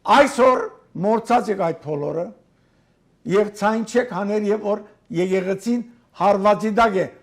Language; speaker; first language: Armenian; early bilingual, heritage; Armenian